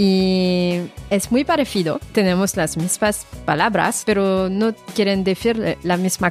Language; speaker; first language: Spanish; non-native, fluent; French